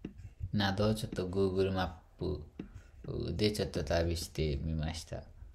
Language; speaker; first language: Japanese; non-native, fluent; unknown